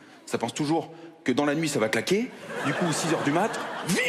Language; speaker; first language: French; native; French